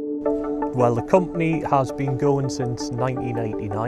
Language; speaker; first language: English; native; English